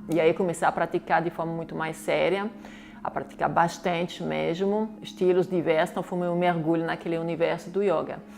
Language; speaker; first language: Portuguese; non-native, fluent; French